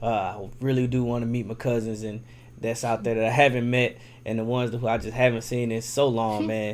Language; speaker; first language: English; native; English